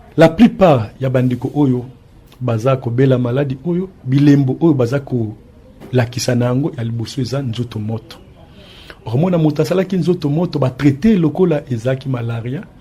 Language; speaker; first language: Lingala; native; Lingala